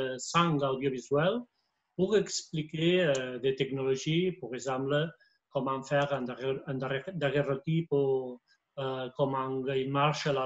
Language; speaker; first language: French; non-native, fluent; Spanish